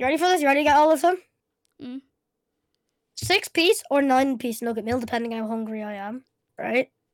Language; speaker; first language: English; native; English